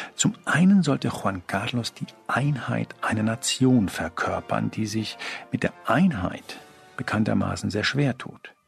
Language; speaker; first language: German; early bilingual, other home language; Spanish